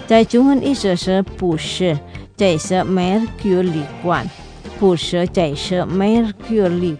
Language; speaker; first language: Chinese; non-native, fluent; Indonesian